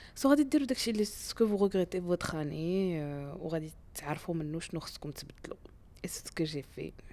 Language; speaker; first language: Arabic; native; Arabic